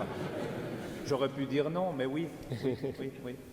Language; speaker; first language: French; native; French